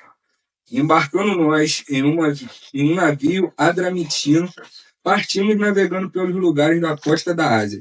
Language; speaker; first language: Portuguese; native; Portuguese